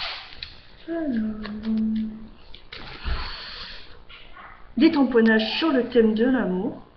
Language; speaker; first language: French; native; French